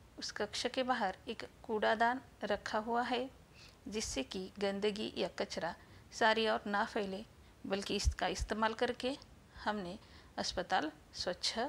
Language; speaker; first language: Hindi; non-native, local second language; Marathi